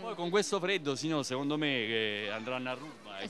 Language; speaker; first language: Italian; native; Italian